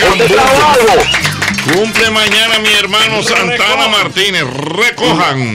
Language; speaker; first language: Spanish; native; Spanish